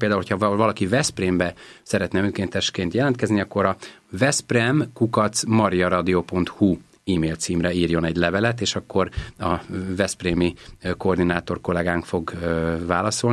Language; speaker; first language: Hungarian; native; Hungarian